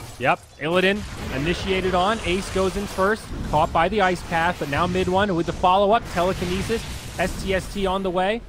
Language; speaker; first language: English; native; English